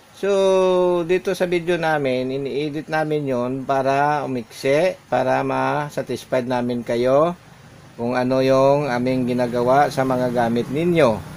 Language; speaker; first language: Filipino; non-native, local second language; Hiligaynon